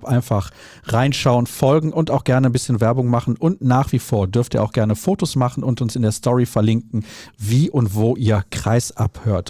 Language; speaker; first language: German; native; German